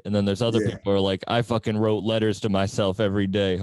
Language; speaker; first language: English; native; English